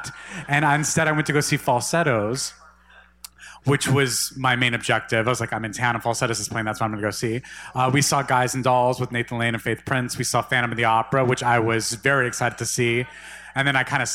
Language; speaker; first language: English; native; English